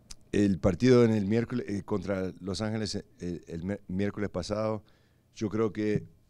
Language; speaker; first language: Spanish; early bilingual, heritage; Spanish